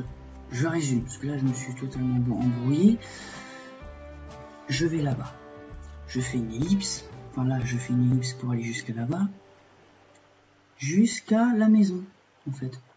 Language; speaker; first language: French; native; French